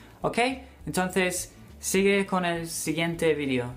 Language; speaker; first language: Spanish; non-native, fluent; English